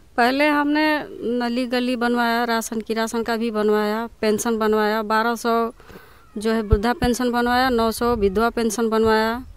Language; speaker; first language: Hindi; non-native, local second language; Bhojpuri